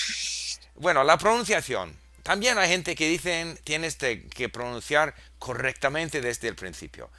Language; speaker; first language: Spanish; non-native, fluent; English